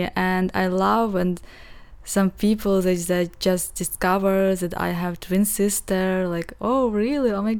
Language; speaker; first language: English; non-native, learner; Ukrainian